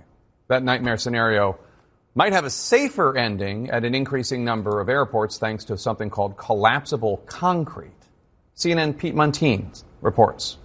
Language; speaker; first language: English; native; English